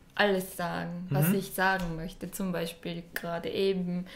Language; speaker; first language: German; non-native, learner; Japanese